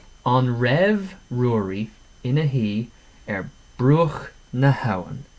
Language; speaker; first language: Irish; non-native, local second language; English